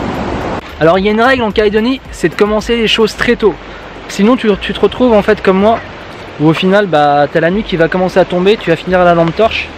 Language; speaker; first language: French; native; French